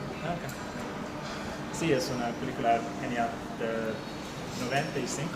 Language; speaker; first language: Spanish; non-native, learner; English